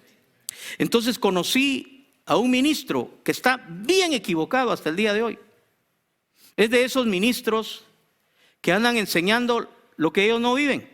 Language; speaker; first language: Spanish; native; Spanish